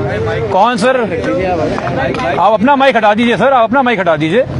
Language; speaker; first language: Urdu; native; Urdu